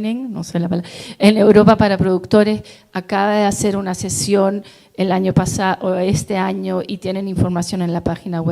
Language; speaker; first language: Spanish; non-native, fluent; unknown